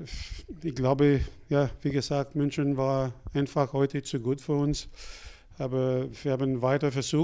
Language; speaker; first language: German; non-native, fluent; French